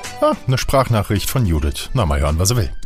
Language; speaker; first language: German; native; German